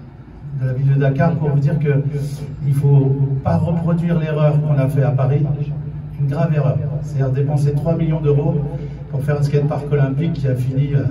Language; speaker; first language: French; native; French